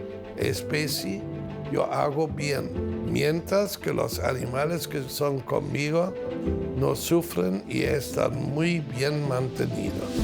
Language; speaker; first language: Spanish; non-native, fluent; German